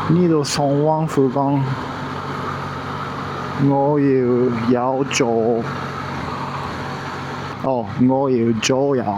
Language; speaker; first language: Chinese; non-native, learner; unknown